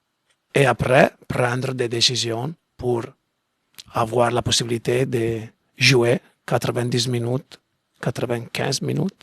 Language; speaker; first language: French; non-native, learner; Italian